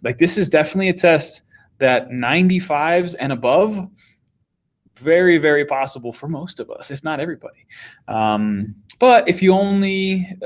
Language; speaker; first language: English; native; English